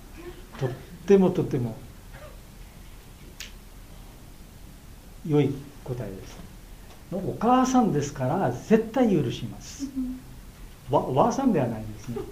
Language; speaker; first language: Japanese; non-native, fluent; Bangla